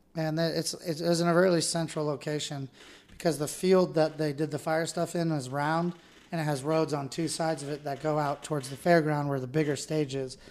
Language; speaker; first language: English; native; English